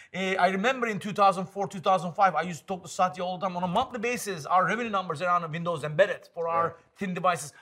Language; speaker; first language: English; non-native, fluent; Turkish